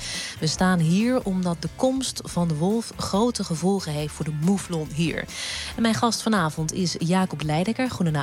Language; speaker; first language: Dutch; native; Dutch